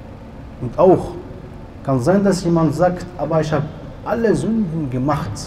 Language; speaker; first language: German; non-native, learner; Arabic